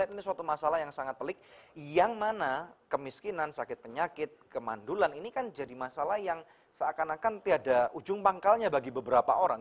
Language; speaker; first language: Indonesian; native; Indonesian